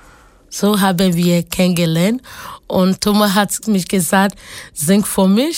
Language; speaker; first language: German; non-native, learner; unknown